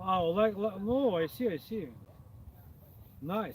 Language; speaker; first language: English; non-native, learner; Korean